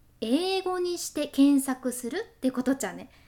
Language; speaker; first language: Japanese; native; Japanese